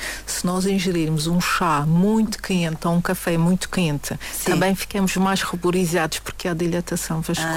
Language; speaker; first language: Portuguese; native; Portuguese